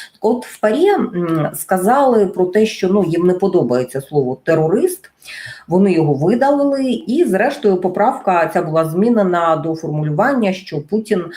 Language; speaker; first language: Ukrainian; native; Ukrainian